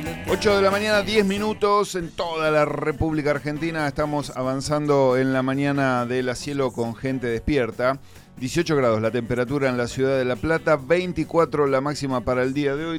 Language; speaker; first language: Spanish; native; Spanish